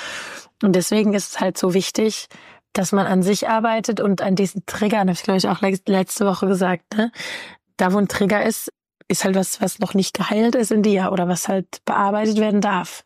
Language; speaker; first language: German; native; German